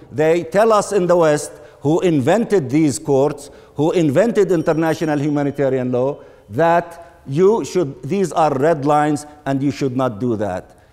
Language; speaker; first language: English; non-native, fluent; Arabic